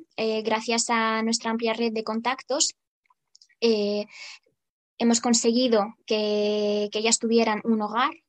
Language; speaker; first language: Spanish; non-native, fluent; Ukrainian